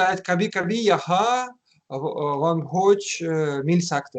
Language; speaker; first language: Hindi; non-native, learner; Russian